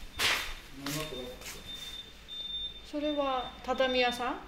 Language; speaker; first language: Japanese; non-native, fluent; Chinese